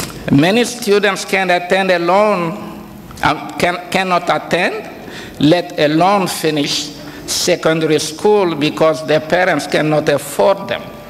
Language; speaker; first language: English; non-native, fluent; Kongo